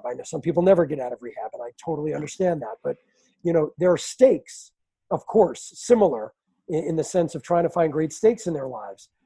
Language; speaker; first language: English; native; English